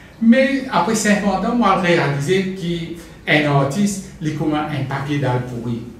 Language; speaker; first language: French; non-native, local second language; Morisyen